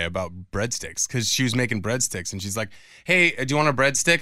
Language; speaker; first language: English; native; English